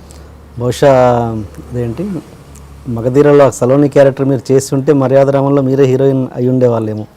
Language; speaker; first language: Telugu; native; Telugu